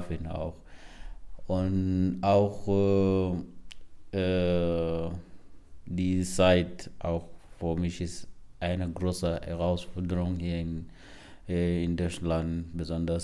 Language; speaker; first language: German; non-native, learner; Arabic